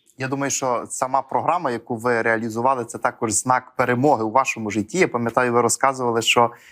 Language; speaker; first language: Ukrainian; native; Ukrainian